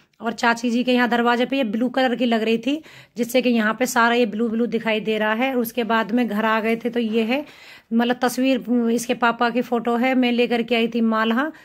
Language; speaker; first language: Hindi; native; Hindi